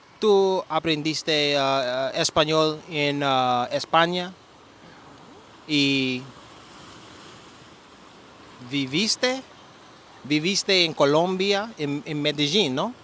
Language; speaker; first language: Spanish; non-native, learner; English